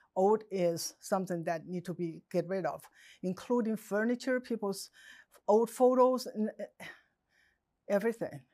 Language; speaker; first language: English; non-native, fluent; Chinese